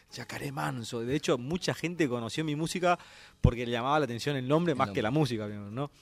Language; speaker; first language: Spanish; native; Spanish